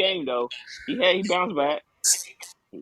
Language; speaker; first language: English; native; English